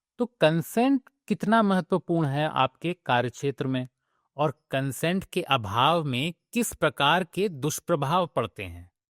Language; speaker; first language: Hindi; native; Hindi